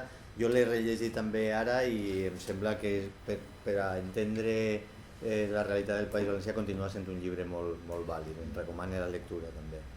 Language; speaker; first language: Catalan; native; Catalan